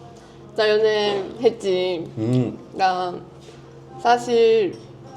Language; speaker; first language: Korean; non-native, fluent; Japanese